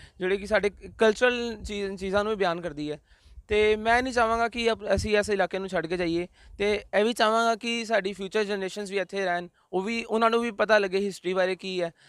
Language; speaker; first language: Punjabi; native; Punjabi